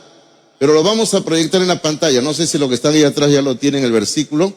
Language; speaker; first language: Spanish; native; Spanish